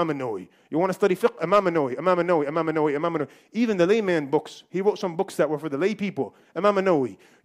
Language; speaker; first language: English; native; English